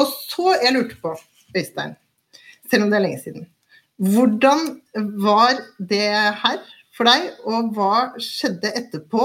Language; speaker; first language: Norwegian; native; Norwegian